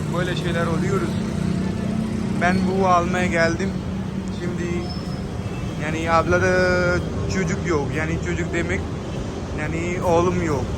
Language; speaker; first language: Turkish; non-native, learner; Urdu